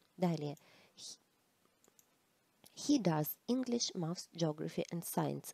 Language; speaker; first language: English; non-native, fluent; Russian